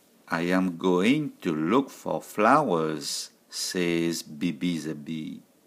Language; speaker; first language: English; non-native, learner; French